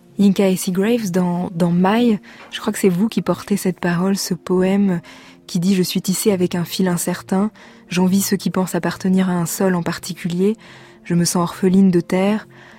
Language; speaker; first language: French; native; French